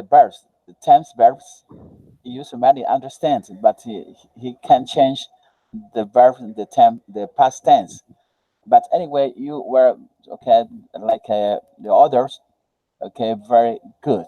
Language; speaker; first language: English; non-native, learner; Spanish